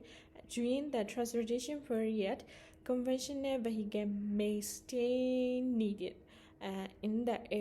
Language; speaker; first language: English; non-native, learner; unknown